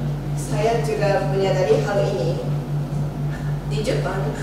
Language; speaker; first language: Indonesian; non-native, learner; Japanese